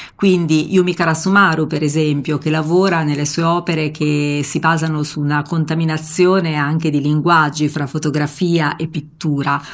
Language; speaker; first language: Italian; native; Italian